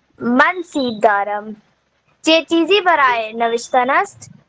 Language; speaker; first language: Persian; non-native, learner; Urdu